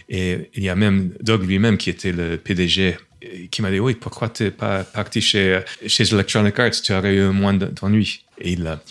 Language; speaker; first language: French; non-native, fluent; English